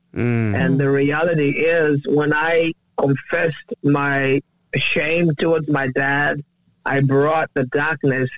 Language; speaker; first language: English; non-native, local second language; Ganda